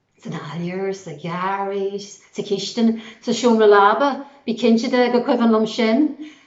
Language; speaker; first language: Irish; native; Irish